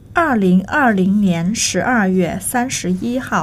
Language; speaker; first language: Chinese; non-native, fluent; Thai